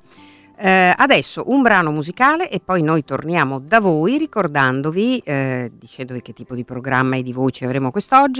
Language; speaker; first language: Italian; native; Italian